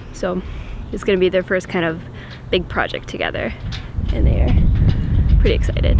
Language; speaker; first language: English; native; English